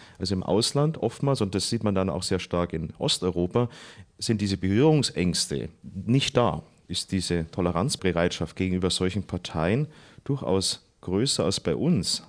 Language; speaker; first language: German; native; German